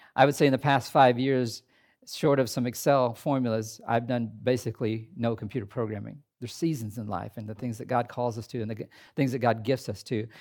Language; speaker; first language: English; native; English